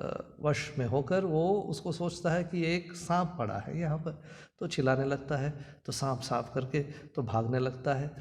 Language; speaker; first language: Hindi; non-native, local second language; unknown